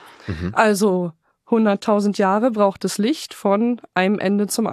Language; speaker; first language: German; native; German